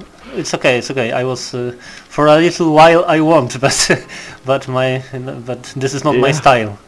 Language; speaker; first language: English; non-native, learner; Polish